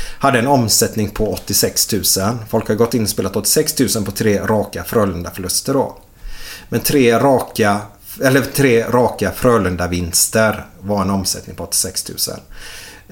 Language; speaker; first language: Swedish; native; Swedish